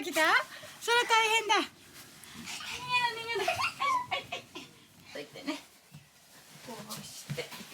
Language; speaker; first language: Japanese; native; Japanese